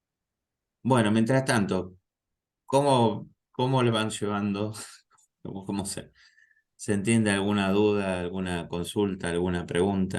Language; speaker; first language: Spanish; native; Spanish